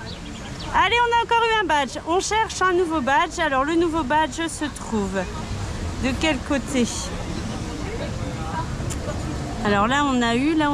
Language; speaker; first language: French; native; French